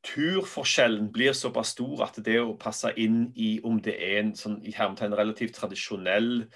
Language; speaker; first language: Norwegian; native; Norwegian